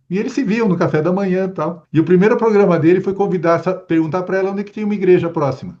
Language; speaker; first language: Portuguese; early bilingual, other home language; Spanish